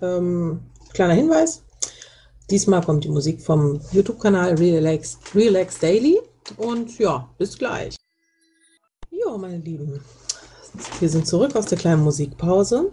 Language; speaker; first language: German; native; German